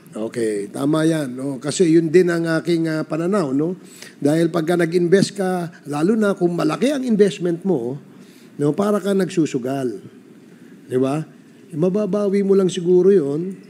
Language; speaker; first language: Filipino; native; Filipino